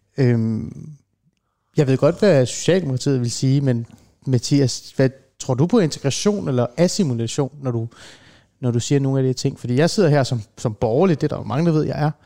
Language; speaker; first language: Danish; early bilingual, other home language; Persian